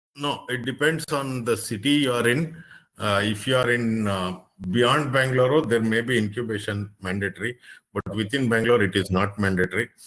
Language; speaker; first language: English; non-native, local second language; Kannada